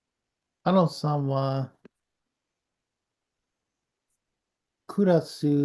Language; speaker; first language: Japanese; non-native, learner; English